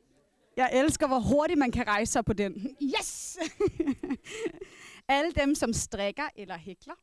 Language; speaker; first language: Danish; non-native, local second language; Kalaallisut